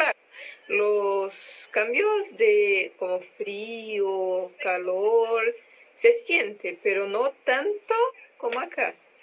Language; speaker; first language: Spanish; non-native, learner; Portuguese